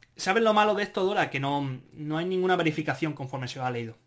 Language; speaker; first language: Spanish; native; Spanish